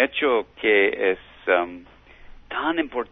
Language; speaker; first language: Spanish; non-native, learner; English